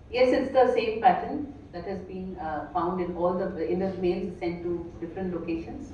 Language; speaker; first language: English; non-native, local second language; Bangla